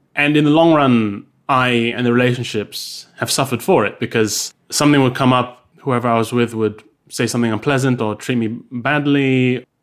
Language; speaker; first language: English; native; English